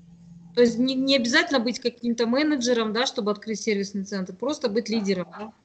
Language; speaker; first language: Russian; native; Russian